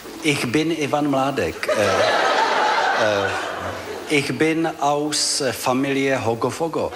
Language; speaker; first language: German; non-native, learner; Czech